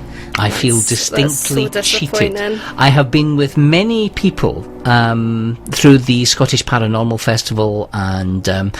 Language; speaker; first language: English; native; English